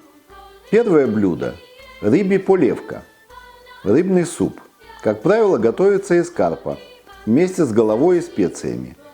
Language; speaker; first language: Russian; native; Russian